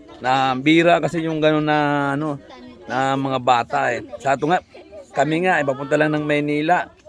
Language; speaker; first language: Filipino; non-native, local second language; Bikol